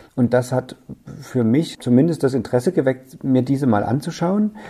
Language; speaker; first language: German; native; German